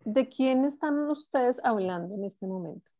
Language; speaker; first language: Spanish; native; Spanish